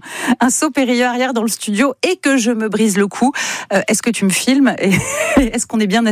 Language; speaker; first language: French; native; French